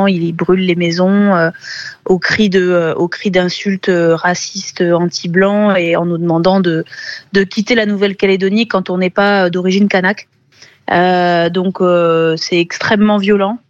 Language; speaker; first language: French; native; French